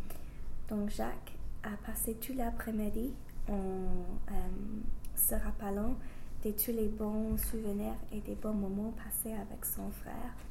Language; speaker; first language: French; non-native, learner; English